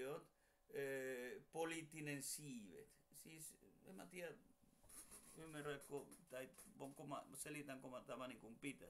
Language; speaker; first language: Finnish; non-native, fluent; Spanish